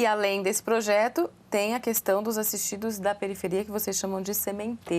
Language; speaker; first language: Portuguese; native; Portuguese